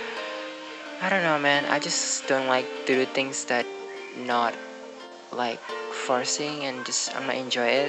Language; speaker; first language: English; non-native, learner; Indonesian